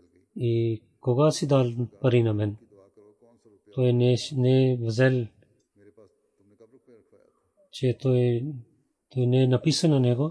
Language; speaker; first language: Bulgarian; non-native, learner; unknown